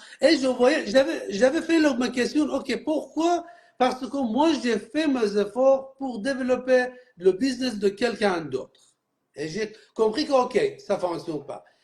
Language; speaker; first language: French; non-native, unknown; Persian